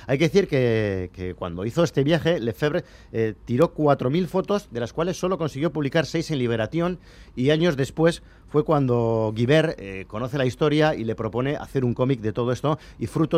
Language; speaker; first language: Spanish; native; Spanish